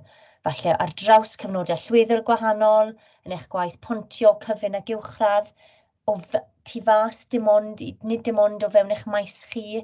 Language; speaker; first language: Welsh; native; Welsh